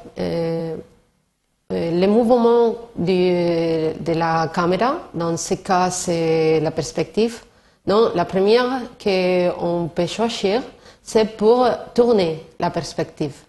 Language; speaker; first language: French; non-native, learner; Spanish